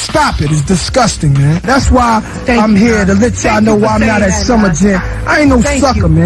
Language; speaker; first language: English; native; English